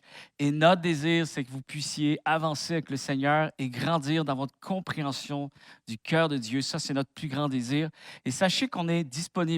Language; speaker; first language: French; native; French